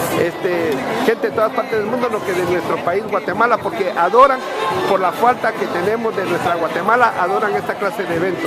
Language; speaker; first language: Spanish; native; Spanish